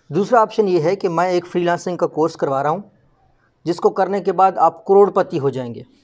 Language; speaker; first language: Urdu; non-native, local second language; Baluchi